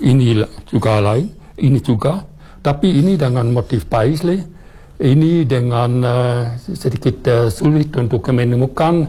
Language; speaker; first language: Indonesian; non-native, fluent; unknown